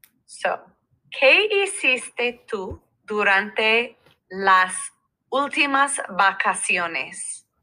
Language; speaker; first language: Spanish; non-native, fluent; English